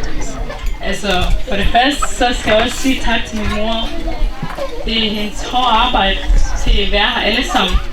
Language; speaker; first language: Danish; early bilingual, other home language; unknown